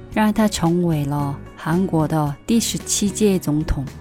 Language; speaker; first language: Chinese; non-native, fluent; Korean